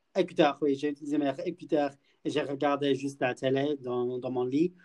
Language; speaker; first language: French; non-native, learner; English